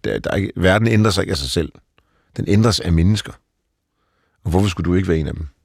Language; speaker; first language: Danish; early bilingual, other home language; Polish